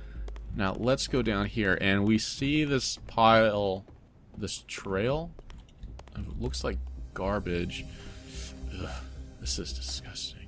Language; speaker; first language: English; native; English